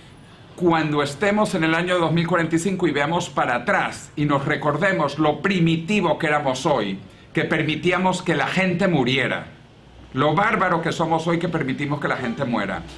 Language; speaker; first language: Spanish; native; Spanish